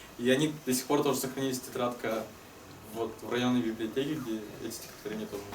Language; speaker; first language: Russian; native; Russian